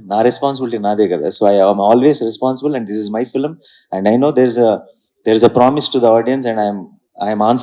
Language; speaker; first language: Telugu; native; Telugu